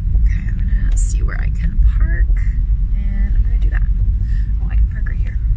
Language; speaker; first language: English; native; English